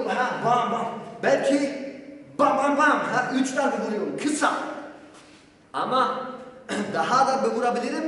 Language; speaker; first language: Turkish; non-native, learner; Polish